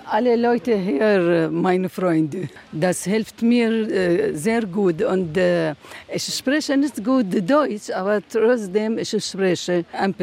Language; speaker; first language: German; non-native, learner; Arabic